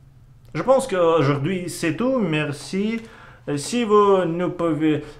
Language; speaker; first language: French; non-native, learner; Russian